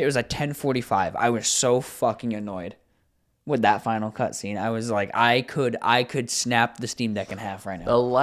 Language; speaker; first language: English; native; English